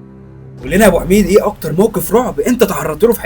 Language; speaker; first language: Arabic; native; Arabic